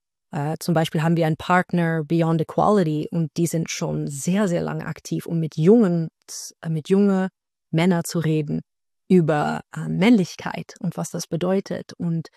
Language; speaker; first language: German; non-native, fluent; Dutch